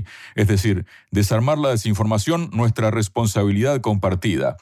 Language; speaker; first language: Spanish; native; Spanish